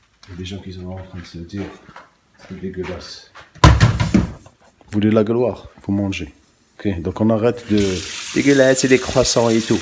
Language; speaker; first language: French; non-native, local second language; Arabic